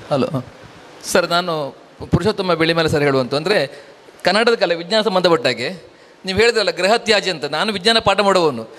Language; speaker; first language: Kannada; non-native, local second language; Marathi